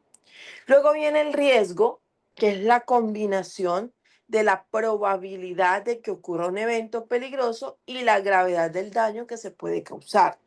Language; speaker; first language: Spanish; native; Spanish